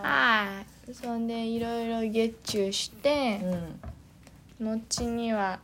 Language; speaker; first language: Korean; non-native, learner; Japanese